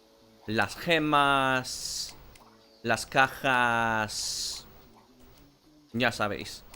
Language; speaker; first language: Spanish; non-native, learner; English